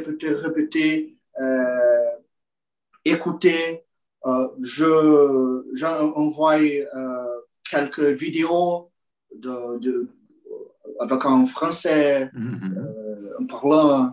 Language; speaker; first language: French; non-native, learner; Portuguese